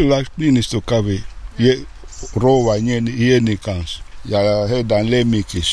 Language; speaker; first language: Finnish; non-native, learner; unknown